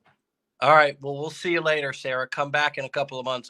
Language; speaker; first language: English; native; English